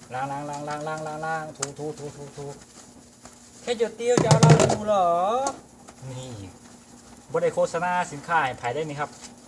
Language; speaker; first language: Thai; non-native, local second language; Northeastern Thai